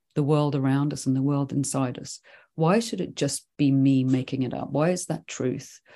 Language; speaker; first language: English; early bilingual, other home language; Swedish